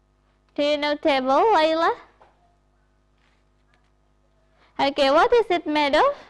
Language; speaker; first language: English; non-native, fluent; Indonesian